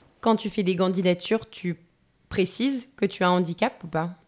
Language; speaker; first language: French; native; French